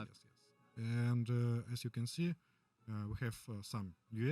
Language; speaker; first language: English; non-native, learner; Russian